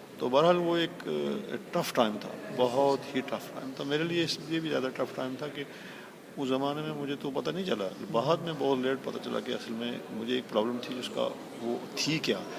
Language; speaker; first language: Urdu; non-native, local second language; Pahari-Potwari